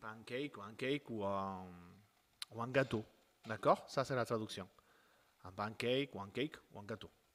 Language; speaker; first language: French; non-native, fluent; Spanish